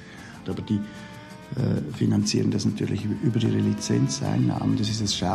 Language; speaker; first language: German; native; German